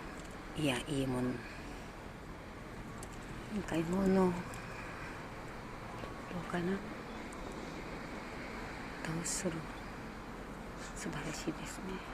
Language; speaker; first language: Japanese; non-native, learner; Filipino